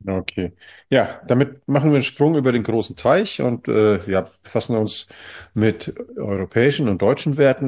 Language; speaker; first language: German; native; German